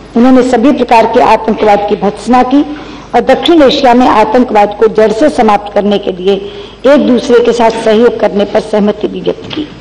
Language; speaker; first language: Hindi; native; Hindi